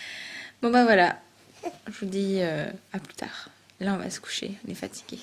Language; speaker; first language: French; native; French